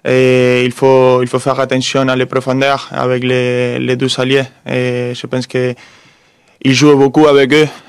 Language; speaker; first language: French; non-native, fluent; Spanish